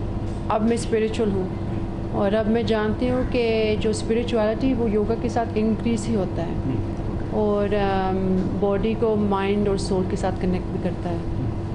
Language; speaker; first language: Hindi; non-native, fluent; English